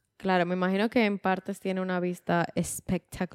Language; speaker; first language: Spanish; native; Spanish